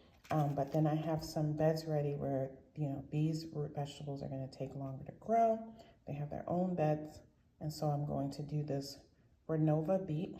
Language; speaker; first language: English; native; English